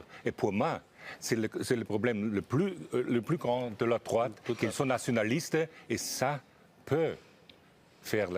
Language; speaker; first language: French; non-native, fluent; German